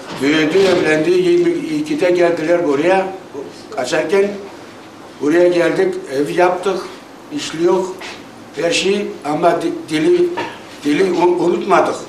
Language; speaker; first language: Turkish; early bilingual, heritage; Turkish